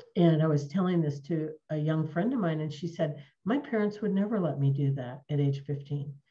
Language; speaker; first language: English; native; English